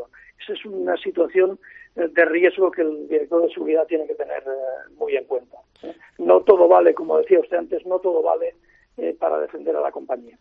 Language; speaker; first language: Spanish; native; Spanish